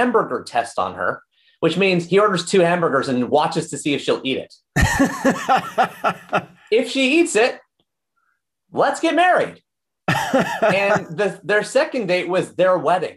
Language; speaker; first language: English; native; English